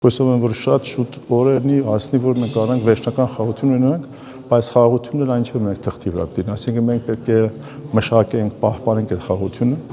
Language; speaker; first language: Armenian; early bilingual, heritage; Armenian